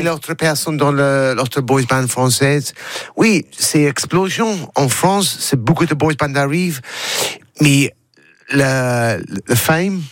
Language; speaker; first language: French; non-native, learner; English